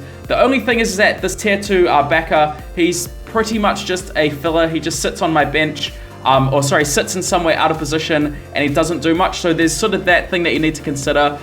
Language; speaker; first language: English; native; English